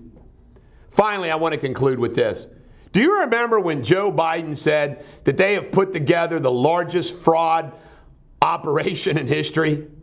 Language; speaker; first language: English; native; English